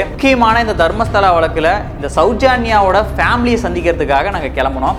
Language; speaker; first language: Tamil; native; Tamil